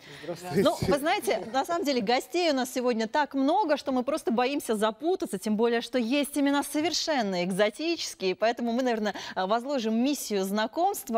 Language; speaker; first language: Russian; native; Russian